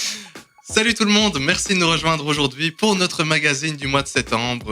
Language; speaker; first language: French; native; French